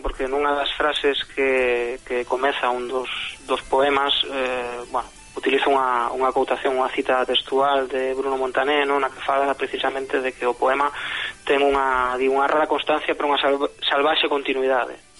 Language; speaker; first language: Galician; non-native, local second language; Spanish